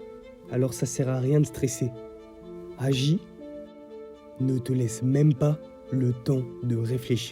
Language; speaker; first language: French; native; French